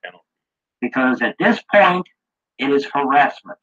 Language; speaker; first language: English; native; English